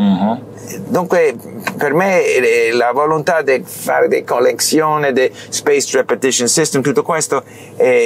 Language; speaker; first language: Italian; non-native, learner; English